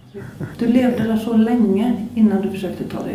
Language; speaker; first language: Swedish; native; Swedish